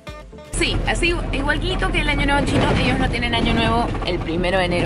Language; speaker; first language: Spanish; native; Spanish